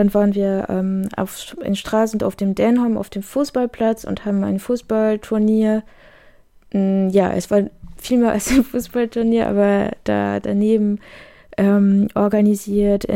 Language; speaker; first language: German; native; German